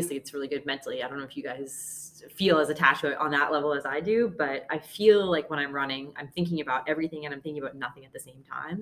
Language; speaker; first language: English; native; English